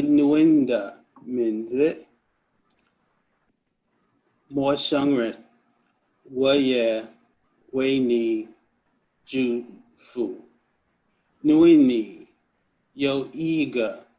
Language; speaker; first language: Chinese; non-native, learner; English